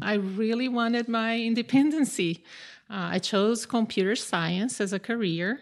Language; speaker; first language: English; non-native, fluent; Portuguese